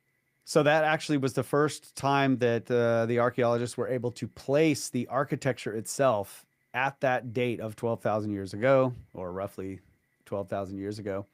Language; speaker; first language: English; native; English